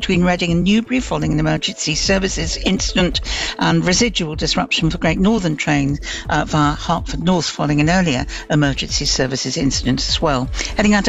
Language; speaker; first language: English; native; English